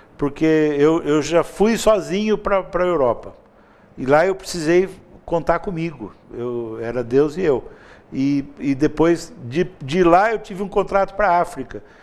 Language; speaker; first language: Portuguese; native; Portuguese